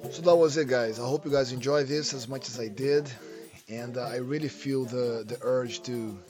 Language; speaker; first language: English; non-native, fluent; Portuguese